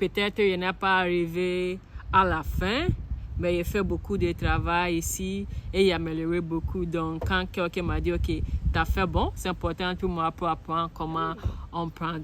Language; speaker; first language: French; non-native, learner; Akan